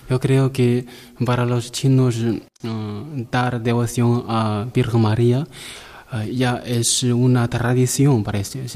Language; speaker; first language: Spanish; non-native, learner; Chinese